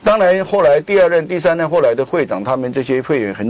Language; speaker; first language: Chinese; native; Chinese